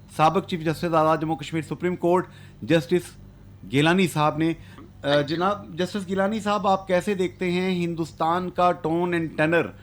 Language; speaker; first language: Urdu; non-native, local second language; Punjabi